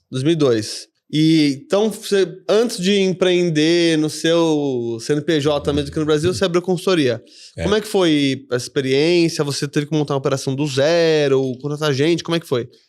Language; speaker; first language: Portuguese; native; Portuguese